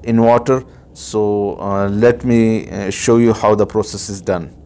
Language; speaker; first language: English; non-native, local second language; Urdu